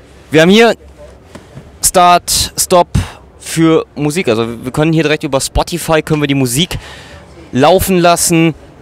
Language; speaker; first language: German; native; German